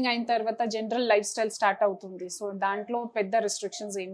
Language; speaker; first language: Telugu; non-native, fluent; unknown